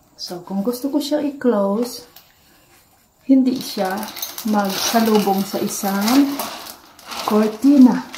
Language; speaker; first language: Filipino; native; Filipino